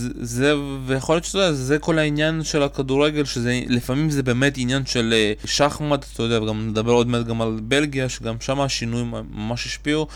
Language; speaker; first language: Hebrew; native; Hebrew